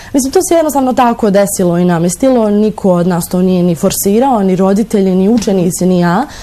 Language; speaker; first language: Bosnian; native; Bosnian